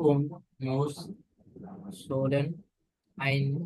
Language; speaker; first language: German; non-native, learner; Bangla